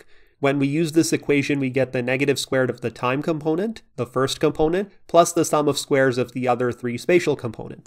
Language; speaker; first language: English; native; English